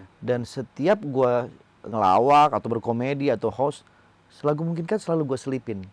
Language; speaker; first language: Indonesian; native; Indonesian